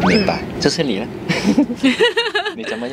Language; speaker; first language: Chinese; non-native, local second language; Cantonese